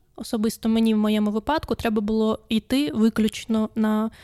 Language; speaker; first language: Ukrainian; non-native, local second language; Russian